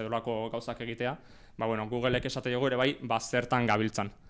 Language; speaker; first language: Basque; native; Basque